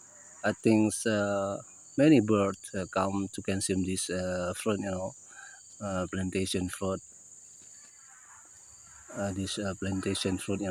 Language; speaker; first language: English; non-native, learner; Indonesian